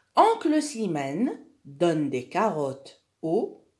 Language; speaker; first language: French; non-native, local second language; Arabic